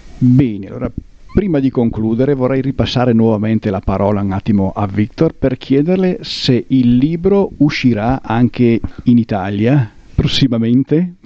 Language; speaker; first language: Italian; native; Italian